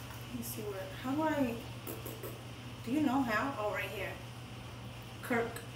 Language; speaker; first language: English; early bilingual, other home language; Spanish